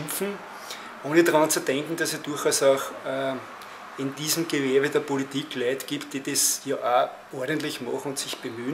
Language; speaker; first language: German; native; German